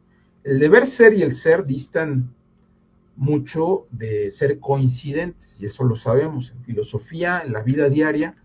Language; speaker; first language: Spanish; native; Spanish